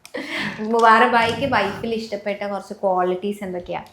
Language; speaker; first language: Malayalam; native; Malayalam